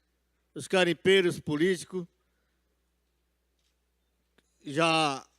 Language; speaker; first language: Portuguese; non-native, local second language; Yanomámi